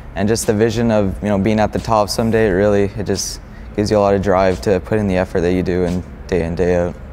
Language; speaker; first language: English; native; English